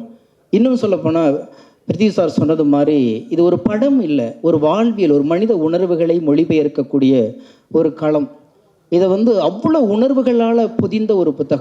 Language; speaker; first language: Tamil; native; Tamil